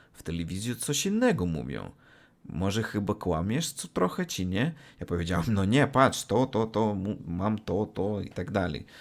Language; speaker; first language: Polish; non-native, learner; Russian